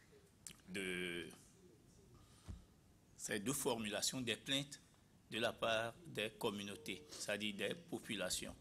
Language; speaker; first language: French; non-native, local second language; Ewe